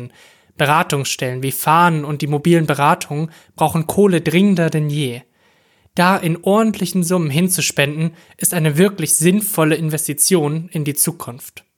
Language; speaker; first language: German; native; German